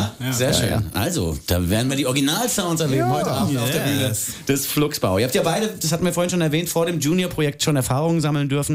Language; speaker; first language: German; native; German